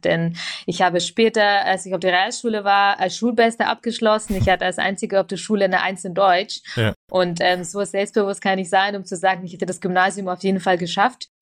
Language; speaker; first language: German; early bilingual, other home language; Russian